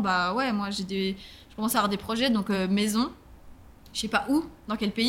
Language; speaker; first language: French; native; French